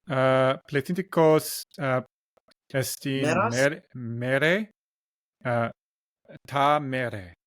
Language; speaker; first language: Greek; non-native, learner; English